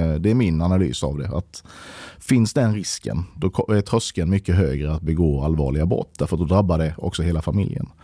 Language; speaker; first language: Swedish; native; Swedish